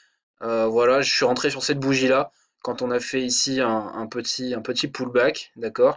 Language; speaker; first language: French; native; French